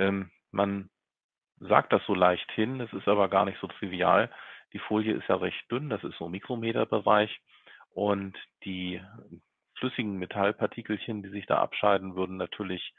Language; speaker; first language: German; native; German